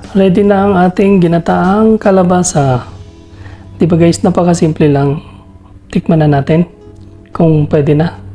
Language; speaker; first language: Filipino; non-native, local second language; Bikol